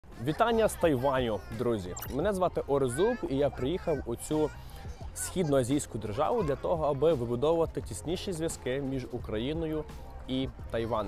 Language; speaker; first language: Ukrainian; native; Ukrainian